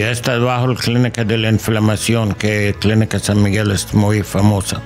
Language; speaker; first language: Spanish; non-native, learner; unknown